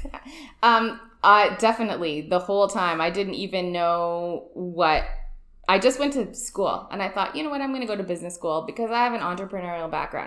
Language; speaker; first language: English; native; English